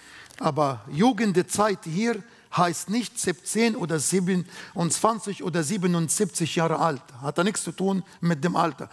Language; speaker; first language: German; non-native, fluent; Arabic